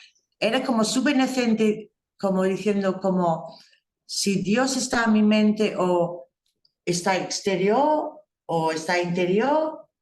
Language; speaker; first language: Spanish; non-native, fluent; English